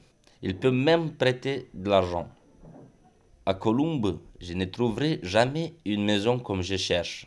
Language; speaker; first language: French; non-native, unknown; Romanian